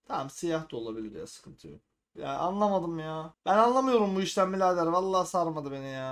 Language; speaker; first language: Turkish; native; Turkish